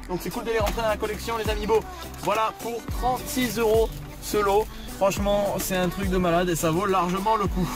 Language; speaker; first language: French; native; French